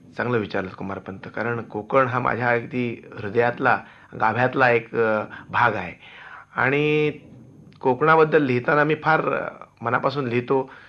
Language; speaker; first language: Marathi; native; Marathi